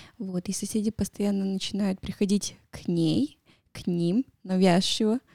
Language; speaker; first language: Russian; non-native, fluent; Spanish